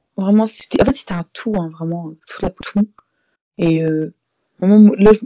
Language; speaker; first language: French; native; French